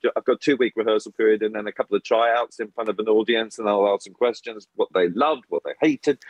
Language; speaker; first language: English; native; English